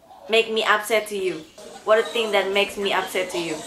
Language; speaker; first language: English; non-native, fluent; Indonesian